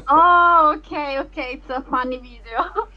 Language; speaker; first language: English; non-native, fluent; Italian